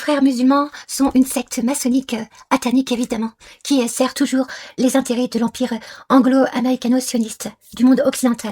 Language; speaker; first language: French; non-native, local second language; Arabic